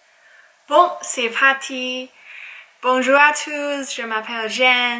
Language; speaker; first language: French; non-native, learner; Chinese